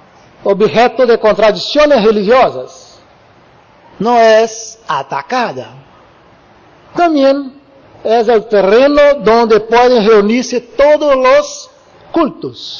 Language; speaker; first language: Spanish; non-native, learner; Portuguese